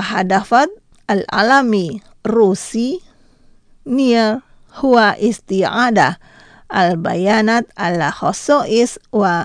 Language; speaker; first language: Arabic; non-native, fluent; Indonesian